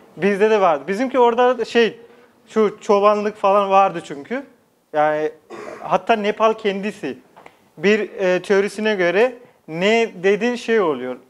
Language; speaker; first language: Turkish; non-native, fluent; Nepali